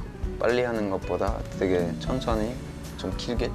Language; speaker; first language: Korean; non-native, local second language; French